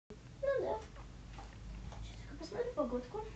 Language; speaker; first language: Russian; native; Russian